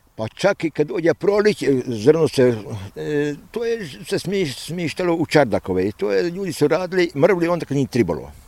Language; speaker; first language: Bosnian; native; Bosnian